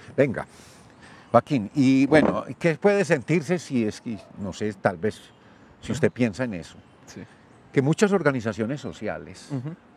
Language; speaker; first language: Spanish; native; Spanish